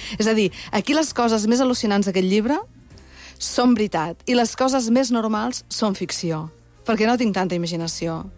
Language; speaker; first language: Catalan; native; Catalan